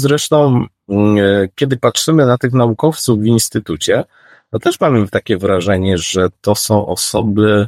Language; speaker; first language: Polish; native; Polish